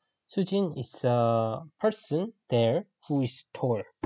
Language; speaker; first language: English; non-native, fluent; Korean